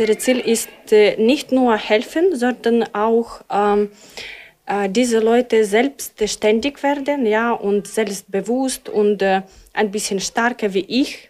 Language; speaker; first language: German; non-native, learner; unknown